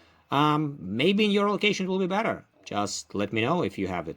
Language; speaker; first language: English; non-native, fluent; Ukrainian